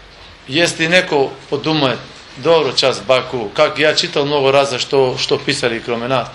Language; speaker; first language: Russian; non-native, learner; Macedonian